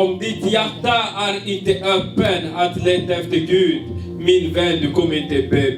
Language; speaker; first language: Swedish; non-native, learner; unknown